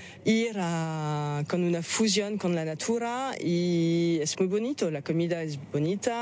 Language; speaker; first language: Spanish; non-native, fluent; French